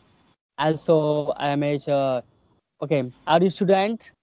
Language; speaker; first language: English; non-native, learner; Hindi